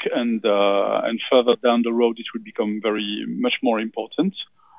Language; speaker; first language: English; non-native, fluent; French